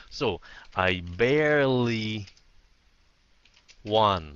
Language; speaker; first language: English; early bilingual, heritage; Vietnamese